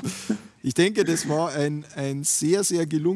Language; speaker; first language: German; native; German